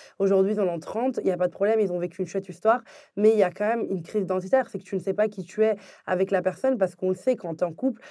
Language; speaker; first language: French; early bilingual, other home language; Arabic